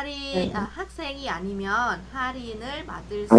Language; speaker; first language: Korean; non-native, fluent; Vietnamese